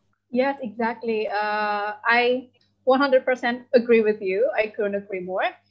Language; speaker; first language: English; non-native, fluent; Indonesian